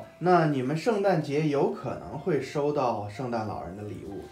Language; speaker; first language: Chinese; native; Chinese